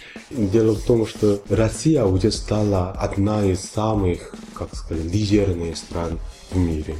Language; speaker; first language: Russian; non-native, fluent; Korean